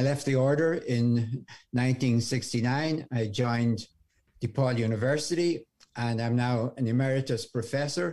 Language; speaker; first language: English; native; English